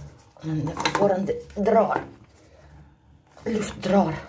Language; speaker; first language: Swedish; non-native, learner; Russian